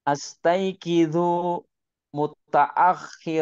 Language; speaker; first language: Arabic; non-native, learner; Indonesian